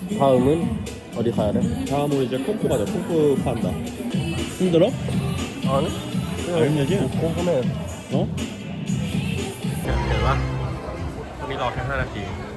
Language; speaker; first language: Korean; non-native, learner; Thai